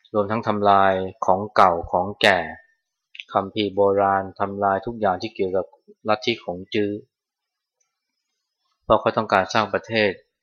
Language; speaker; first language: Thai; native; Thai